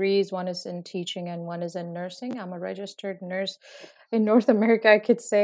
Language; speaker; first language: English; non-native, fluent; Uzbek